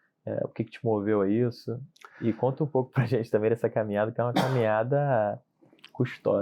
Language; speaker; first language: Portuguese; native; Portuguese